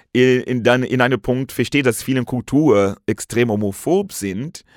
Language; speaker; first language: German; non-native, fluent; Portuguese